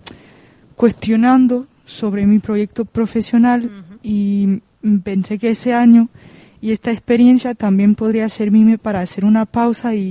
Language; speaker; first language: Spanish; non-native, fluent; French